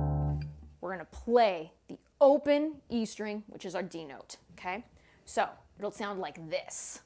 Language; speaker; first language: English; native; English